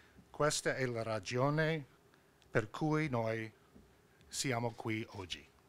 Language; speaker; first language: Italian; non-native, fluent; English